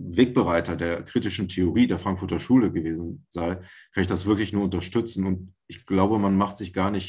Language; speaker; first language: German; native; German